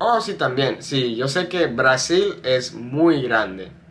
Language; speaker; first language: Spanish; non-native, fluent; English